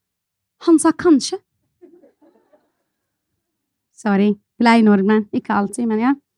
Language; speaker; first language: Norwegian; non-native, fluent; Arabic